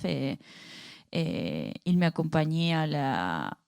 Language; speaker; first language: French; non-native, learner; Spanish